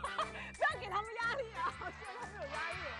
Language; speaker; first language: Chinese; native; Chinese